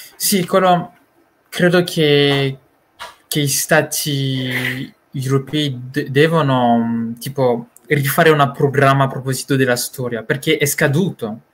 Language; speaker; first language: Italian; non-native, learner; Malagasy